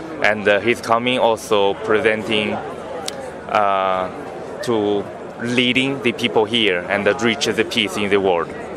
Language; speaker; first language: English; non-native, learner; Chinese